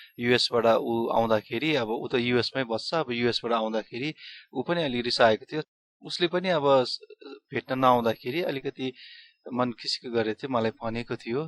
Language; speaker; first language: Nepali; non-native, local second language; Newari